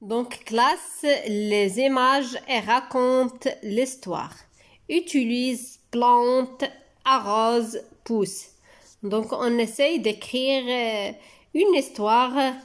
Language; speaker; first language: French; non-native, local second language; Arabic